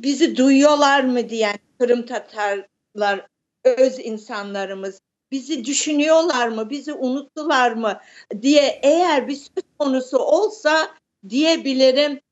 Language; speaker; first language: Turkish; early bilingual, heritage; Turkish